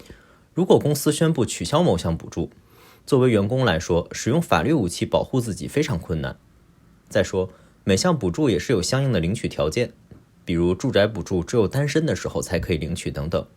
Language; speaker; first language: Chinese; native; Chinese